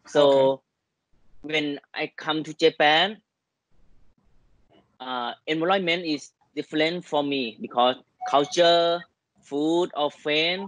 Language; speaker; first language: English; non-native, learner; Thai